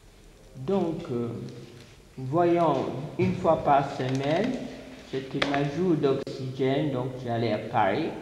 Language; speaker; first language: French; non-native, fluent; English